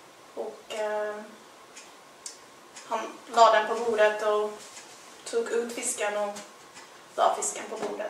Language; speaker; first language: Swedish; non-native, fluent; English